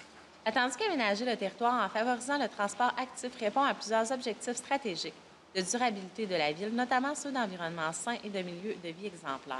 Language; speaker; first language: French; native; French